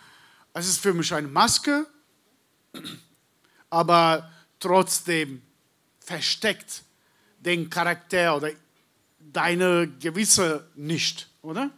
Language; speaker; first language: German; non-native, learner; Turkish